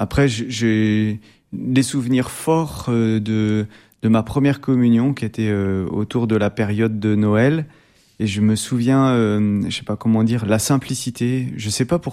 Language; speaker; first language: French; native; French